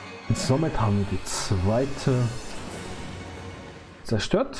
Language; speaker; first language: German; native; German